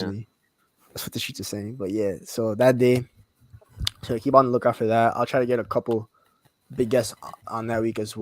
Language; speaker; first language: English; native; English